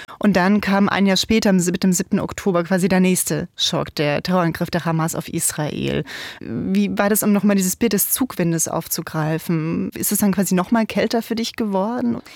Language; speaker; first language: German; native; German